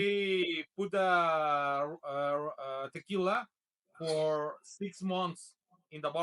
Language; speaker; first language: English; non-native, learner; Spanish